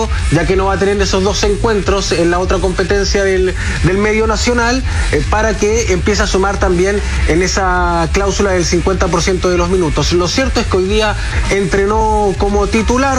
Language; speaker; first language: Spanish; native; Spanish